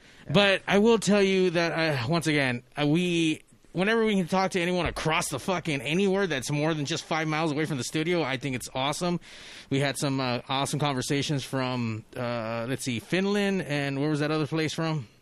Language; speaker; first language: English; native; English